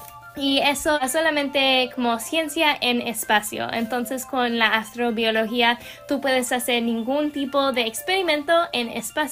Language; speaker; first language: Spanish; non-native, learner; English